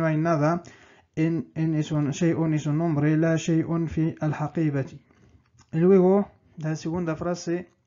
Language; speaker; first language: Spanish; non-native, fluent; Arabic